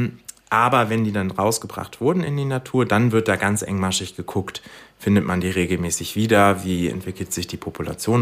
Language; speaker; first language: German; native; German